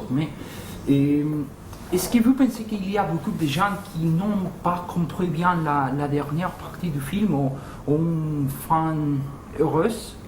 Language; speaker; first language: French; non-native, fluent; Spanish